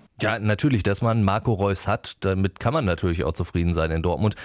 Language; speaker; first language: German; native; German